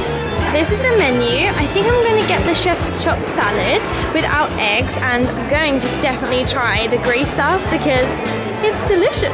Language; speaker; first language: English; native; English